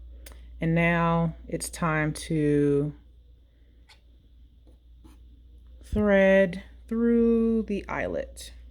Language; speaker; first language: English; native; English